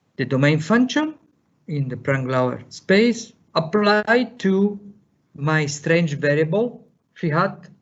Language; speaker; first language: English; non-native, fluent; Italian